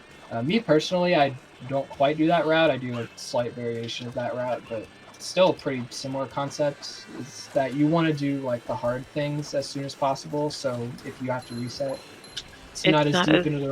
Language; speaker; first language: English; native; English